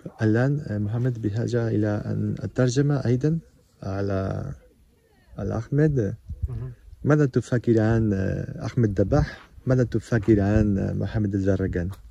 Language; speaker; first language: Arabic; non-native, learner; French